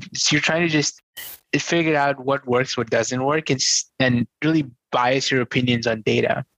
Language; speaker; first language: English; non-native, local second language; Hindi